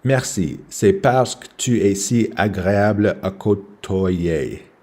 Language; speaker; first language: French; non-native, learner; English